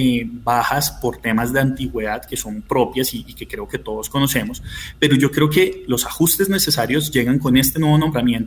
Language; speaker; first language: Spanish; native; Spanish